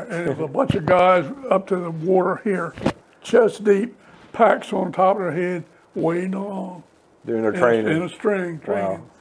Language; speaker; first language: English; native; English